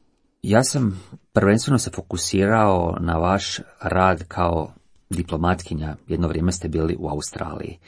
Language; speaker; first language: Croatian; native; Croatian